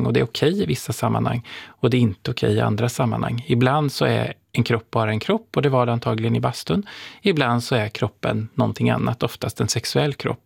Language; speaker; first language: Swedish; native; Swedish